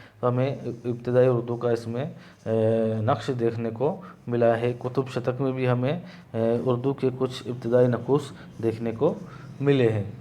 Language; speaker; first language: Urdu; native; Urdu